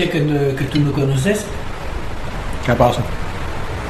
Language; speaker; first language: French; native; French